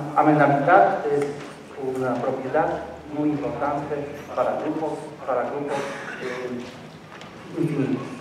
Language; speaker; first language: Spanish; non-native, learner; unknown